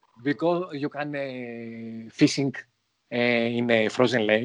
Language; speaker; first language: English; non-native, learner; Greek